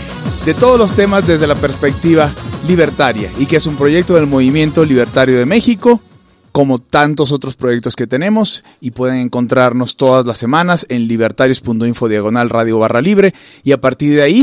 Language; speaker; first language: Spanish; native; Spanish